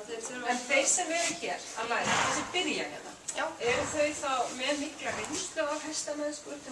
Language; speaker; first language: Icelandic; native; Icelandic